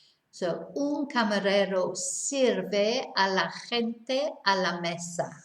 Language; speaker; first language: Spanish; non-native, fluent; English